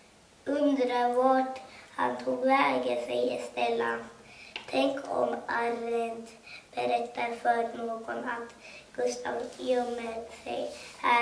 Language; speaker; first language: Swedish; early bilingual, other home language; Kurdish